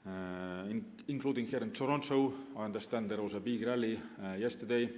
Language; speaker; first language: English; non-native, fluent; Estonian